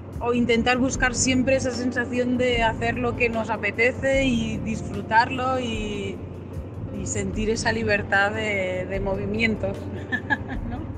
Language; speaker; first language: Spanish; native; Spanish